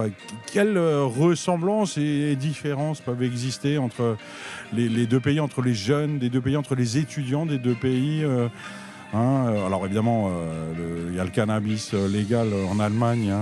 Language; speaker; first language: French; native; French